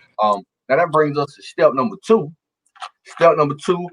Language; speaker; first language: English; native; English